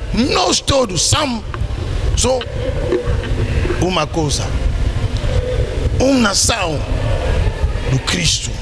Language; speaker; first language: Portuguese; non-native, learner; Lingala